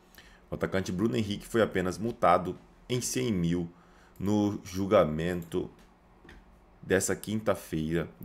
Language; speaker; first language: Portuguese; native; Portuguese